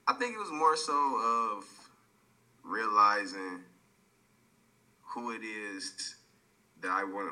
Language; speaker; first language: English; native; English